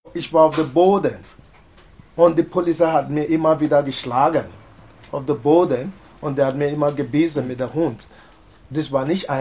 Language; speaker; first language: German; non-native, learner; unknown